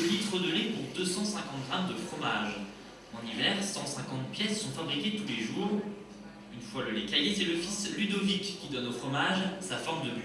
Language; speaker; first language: French; native; French